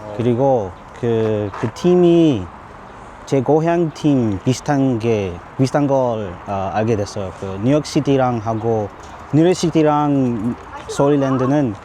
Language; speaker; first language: Korean; non-native, learner; English